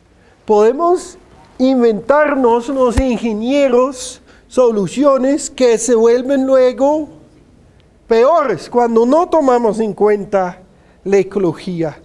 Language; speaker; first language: Spanish; non-native, fluent; Dutch